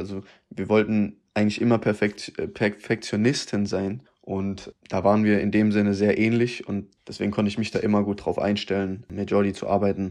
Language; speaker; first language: German; native; German